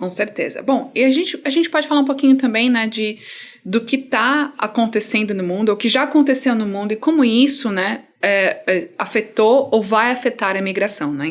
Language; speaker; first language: Portuguese; native; Portuguese